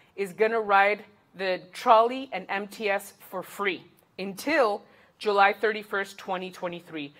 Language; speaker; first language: English; early bilingual, other home language; Spanish